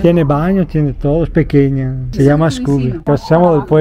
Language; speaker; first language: Spanish; non-native, fluent; Italian